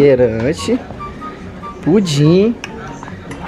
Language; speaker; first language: Portuguese; native; Portuguese